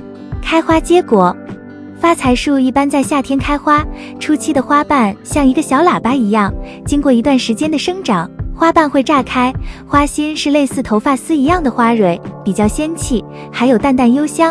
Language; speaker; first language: Chinese; native; Chinese